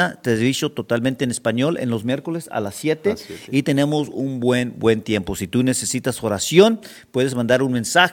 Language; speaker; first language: Spanish; early bilingual, heritage; Spanish